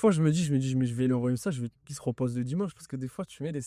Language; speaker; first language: French; native; French